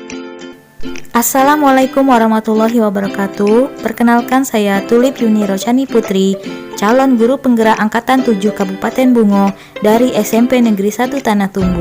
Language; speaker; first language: Indonesian; native; Indonesian